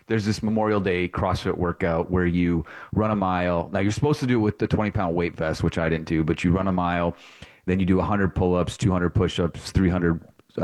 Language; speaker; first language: English; native; English